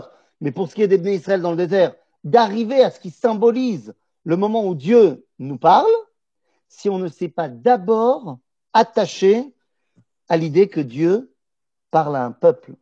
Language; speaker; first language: French; native; French